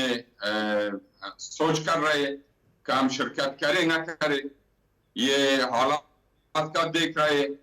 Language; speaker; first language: Hindi; non-native, learner; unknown